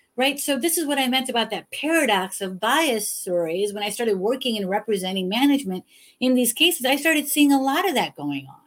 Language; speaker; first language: English; early bilingual, other home language; Hindi